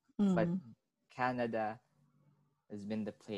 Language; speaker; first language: English; non-native, local second language; Filipino